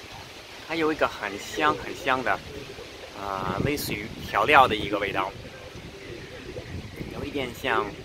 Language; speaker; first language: Chinese; non-native, fluent; English